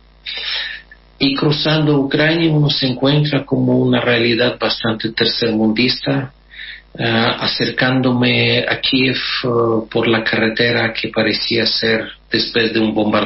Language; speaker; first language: Spanish; non-native, fluent; Russian